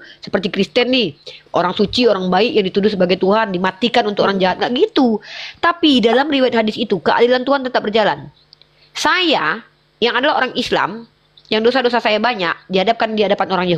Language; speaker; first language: Indonesian; native; Indonesian